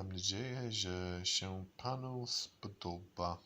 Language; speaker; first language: Polish; non-native, learner; English